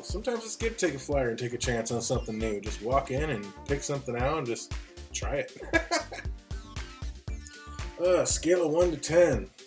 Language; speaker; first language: English; native; English